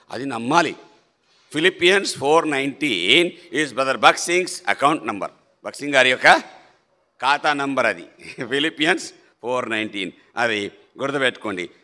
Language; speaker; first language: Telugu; non-native, local second language; Malayalam